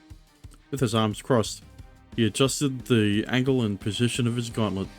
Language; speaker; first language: English; native; English